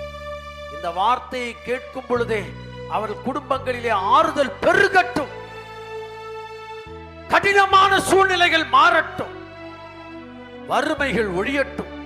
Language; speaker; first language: Tamil; native; Tamil